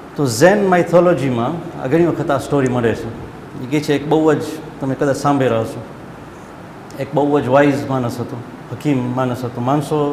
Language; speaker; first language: Gujarati; early bilingual, heritage; Gujarati